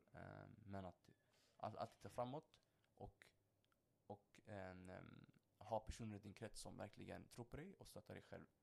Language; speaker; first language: Swedish; early bilingual, other home language; Somali